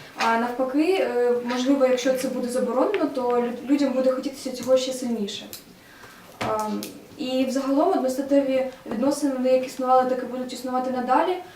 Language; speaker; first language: Ukrainian; non-native, local second language; Russian